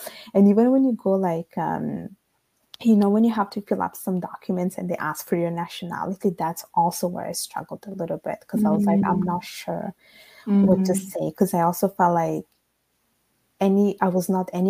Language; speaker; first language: English; non-native, fluent; Italian